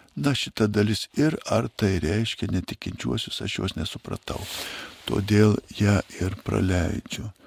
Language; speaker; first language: Lithuanian; native; Lithuanian